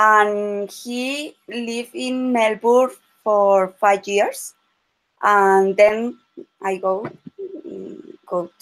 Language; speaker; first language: English; non-native, learner; Spanish